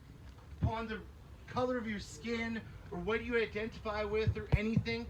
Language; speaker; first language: English; early bilingual, other home language; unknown